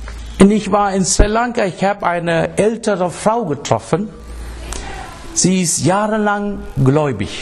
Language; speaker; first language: German; non-native, fluent; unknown